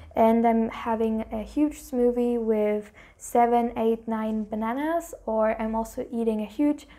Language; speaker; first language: English; non-native, fluent; German